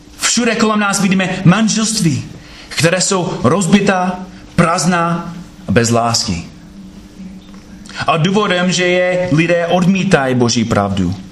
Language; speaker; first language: Czech; non-native, fluent; English